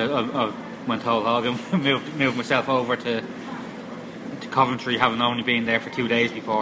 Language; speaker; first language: English; native; English